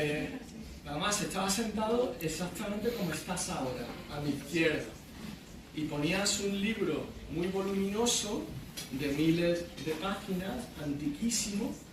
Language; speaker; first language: Spanish; native; Spanish